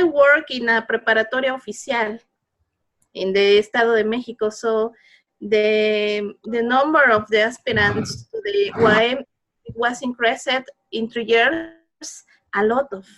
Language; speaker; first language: English; non-native, learner; Spanish